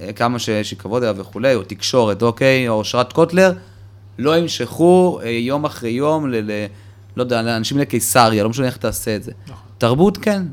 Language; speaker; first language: Hebrew; early bilingual, other home language; Russian